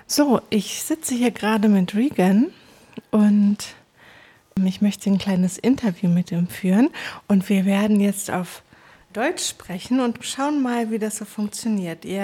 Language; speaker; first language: German; native; German